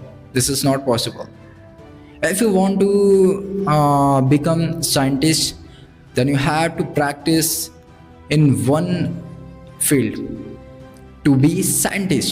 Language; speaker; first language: English; non-native, learner; Bhojpuri